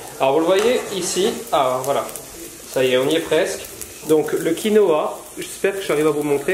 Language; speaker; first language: French; native; French